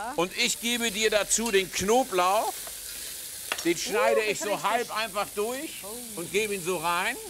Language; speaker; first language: German; native; German